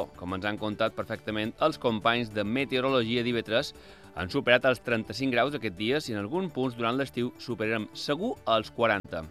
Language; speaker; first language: Catalan; native; Catalan